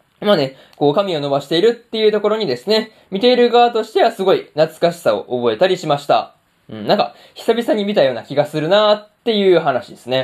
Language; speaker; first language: Japanese; native; Japanese